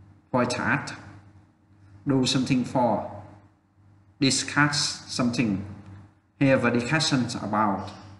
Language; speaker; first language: English; non-native, fluent; Vietnamese